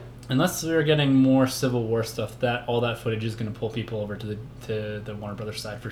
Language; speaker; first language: English; native; English